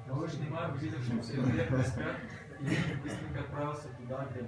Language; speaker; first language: Russian; native; Russian